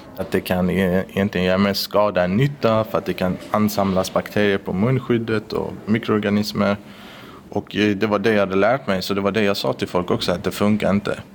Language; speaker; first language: Swedish; early bilingual, other home language; Persian